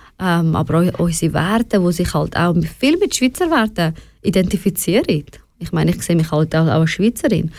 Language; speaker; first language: German; non-native, fluent; Persian